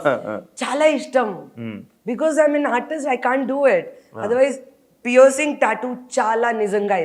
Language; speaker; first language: Telugu; non-native, local second language; Hindi